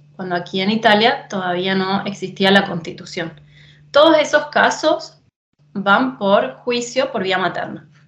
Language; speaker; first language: Spanish; native; Spanish